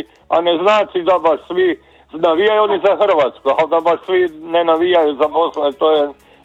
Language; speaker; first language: Serbian; native; Serbian